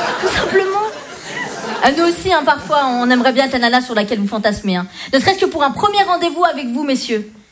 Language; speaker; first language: French; native; French